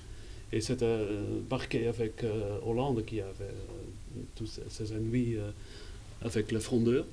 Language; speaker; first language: French; non-native, fluent; Dutch